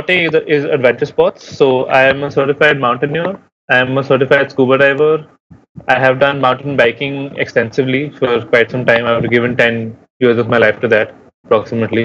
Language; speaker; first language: English; non-native, local second language; Hindi